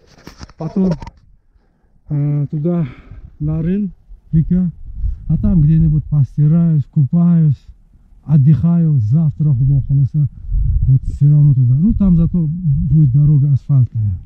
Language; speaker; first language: Russian; non-native, fluent; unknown